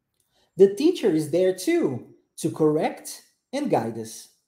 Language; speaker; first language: English; non-native, fluent; Portuguese